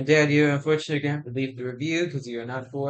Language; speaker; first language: English; native; English